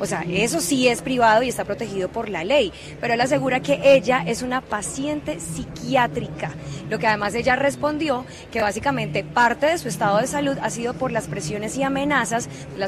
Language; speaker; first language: Spanish; native; Spanish